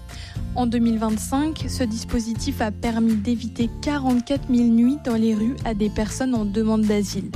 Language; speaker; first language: French; native; French